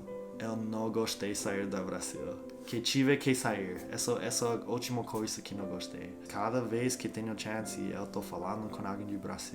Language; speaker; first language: Portuguese; non-native, learner; English